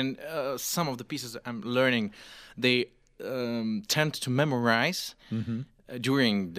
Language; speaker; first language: English; non-native, fluent; Russian